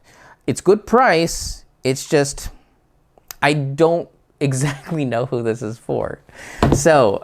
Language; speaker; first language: English; native; English